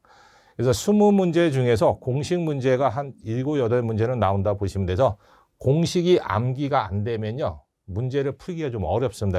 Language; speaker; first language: Korean; native; Korean